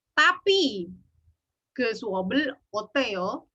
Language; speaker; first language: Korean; non-native, fluent; Indonesian